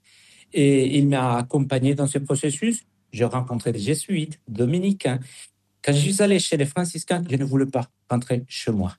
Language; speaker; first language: French; non-native, fluent; Spanish